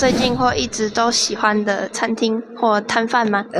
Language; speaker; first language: Chinese; native; Chinese